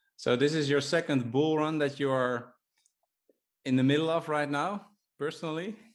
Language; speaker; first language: English; non-native, fluent; Dutch